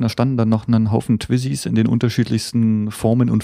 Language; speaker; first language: German; native; German